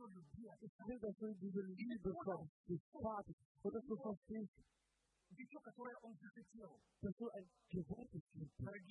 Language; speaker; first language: German; non-native, fluent; Russian